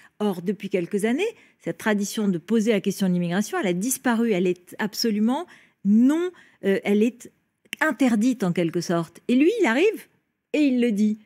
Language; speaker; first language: French; native; French